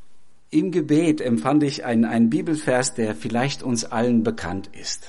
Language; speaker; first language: German; non-native, fluent; Albanian